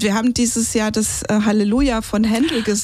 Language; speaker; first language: German; native; German